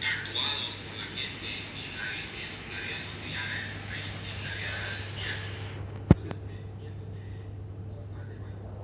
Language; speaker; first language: Spanish; non-native, fluent; English